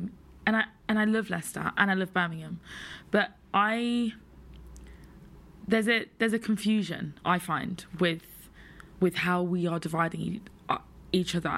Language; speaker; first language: English; native; English